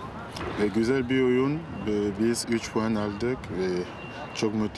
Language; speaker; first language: Turkish; non-native, learner; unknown